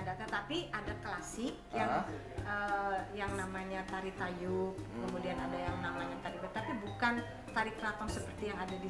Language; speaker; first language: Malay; non-native, local second language; Sundanese